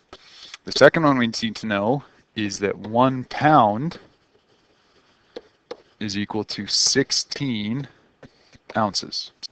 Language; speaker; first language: English; native; English